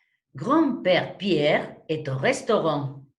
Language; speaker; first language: French; non-native, fluent; Spanish